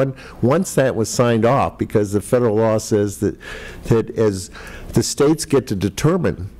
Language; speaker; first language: English; native; English